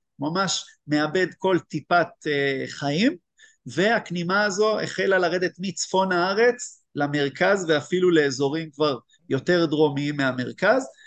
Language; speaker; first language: Hebrew; native; Hebrew